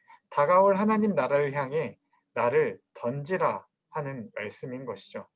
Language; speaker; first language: Korean; native; Korean